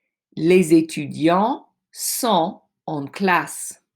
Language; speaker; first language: French; non-native, fluent; English